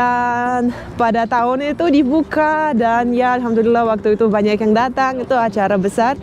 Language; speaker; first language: Indonesian; non-native, fluent; Russian